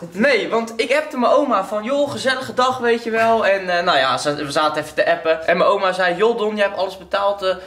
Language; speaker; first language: Dutch; native; Dutch